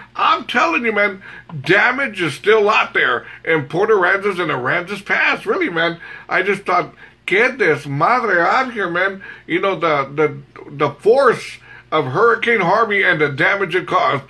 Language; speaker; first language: English; native; English